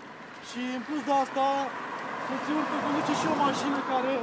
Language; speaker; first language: Romanian; native; Romanian